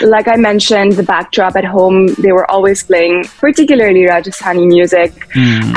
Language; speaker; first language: English; early bilingual, heritage; English